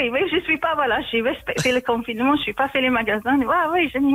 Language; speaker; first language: French; non-native, fluent; English